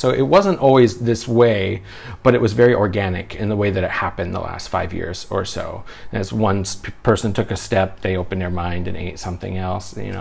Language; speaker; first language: English; native; English